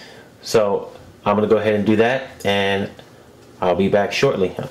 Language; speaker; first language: English; native; English